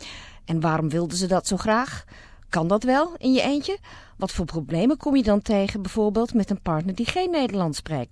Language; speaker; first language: Dutch; native; Dutch